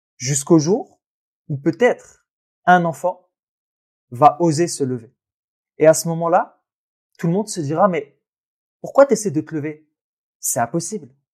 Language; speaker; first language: French; early bilingual, other home language; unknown